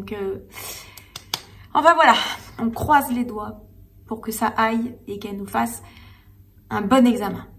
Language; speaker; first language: French; native; French